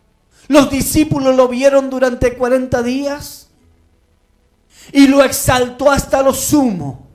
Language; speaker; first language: Spanish; native; Spanish